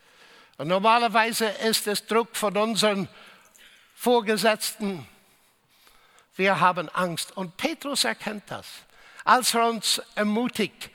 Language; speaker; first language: German; non-native, fluent; English